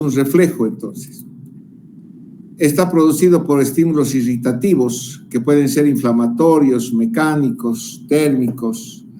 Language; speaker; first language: Spanish; native; Spanish